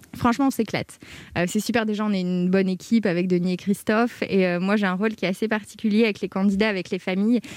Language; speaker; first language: French; native; French